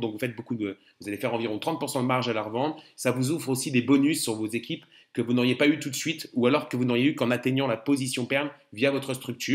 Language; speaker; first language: French; native; French